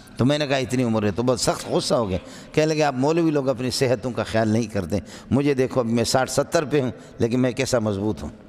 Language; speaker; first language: Urdu; non-native, local second language; Brahui